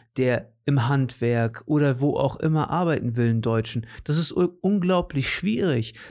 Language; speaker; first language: German; native; German